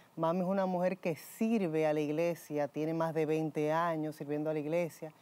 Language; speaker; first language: Spanish; native; Spanish